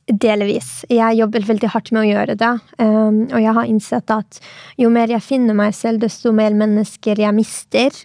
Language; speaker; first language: Norwegian; early bilingual, other home language; Arabic